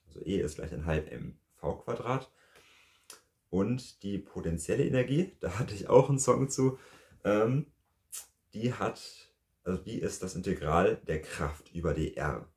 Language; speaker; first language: German; native; German